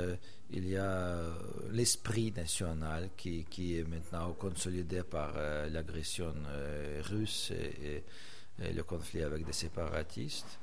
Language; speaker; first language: French; non-native, fluent; Russian